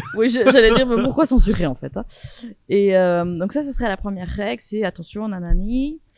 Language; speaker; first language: French; early bilingual, other home language; Persian